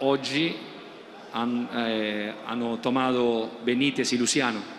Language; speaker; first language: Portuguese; non-native, learner; Spanish